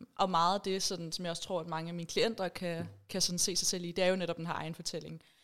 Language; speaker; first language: Danish; early bilingual, other home language; Persian